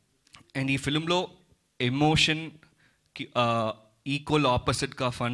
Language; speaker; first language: Telugu; early bilingual, heritage; Telugu